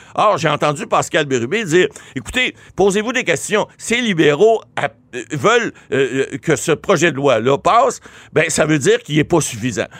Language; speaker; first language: French; native; French